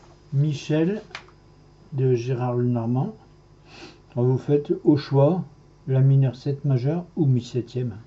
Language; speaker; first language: French; native; French